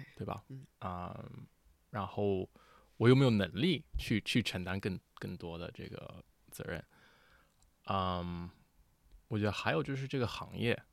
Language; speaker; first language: Chinese; early bilingual, heritage; Chinese